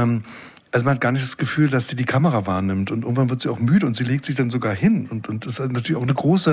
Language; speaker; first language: German; native; German